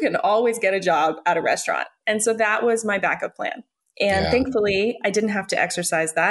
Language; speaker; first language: English; native; English